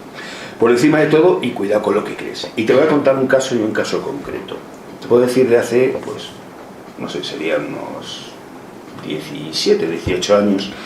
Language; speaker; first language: Spanish; native; Spanish